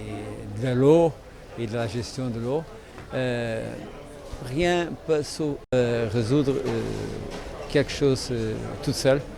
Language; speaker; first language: French; non-native, fluent; Spanish